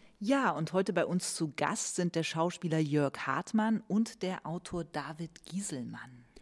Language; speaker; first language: German; native; German